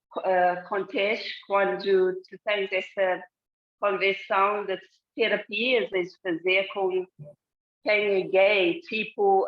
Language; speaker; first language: Portuguese; non-native, fluent; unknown